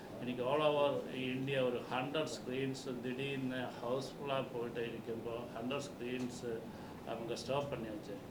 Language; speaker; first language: Tamil; non-native, learner; Malayalam